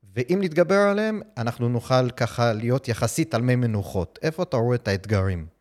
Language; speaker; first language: Hebrew; non-native, fluent; English